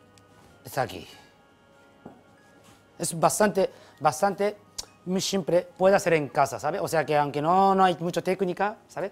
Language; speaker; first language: Spanish; non-native, learner; Japanese